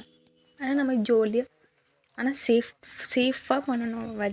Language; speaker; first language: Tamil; early bilingual, heritage; Tamil